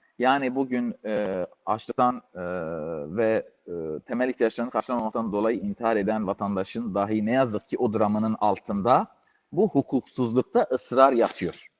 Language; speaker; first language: Turkish; native; Turkish